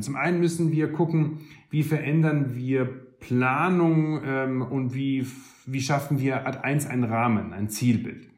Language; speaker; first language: German; native; German